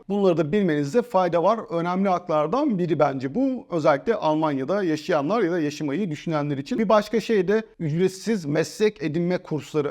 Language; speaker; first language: Turkish; native; Turkish